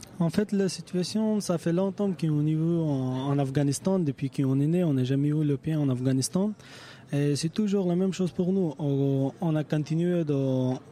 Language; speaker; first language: French; non-native, learner; Persian